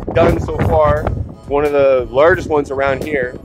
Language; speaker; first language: English; non-native, fluent; Ukrainian